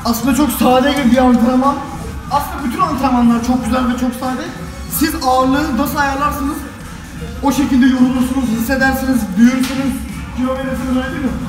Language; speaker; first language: Turkish; native; Turkish